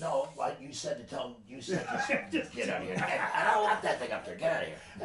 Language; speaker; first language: English; native; English